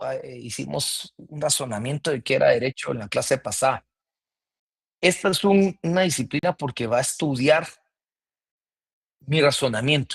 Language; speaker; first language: Spanish; native; Spanish